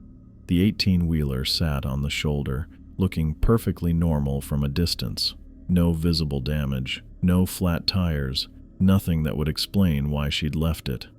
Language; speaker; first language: English; native; English